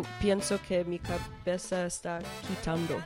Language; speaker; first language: Spanish; early bilingual, heritage; Spanish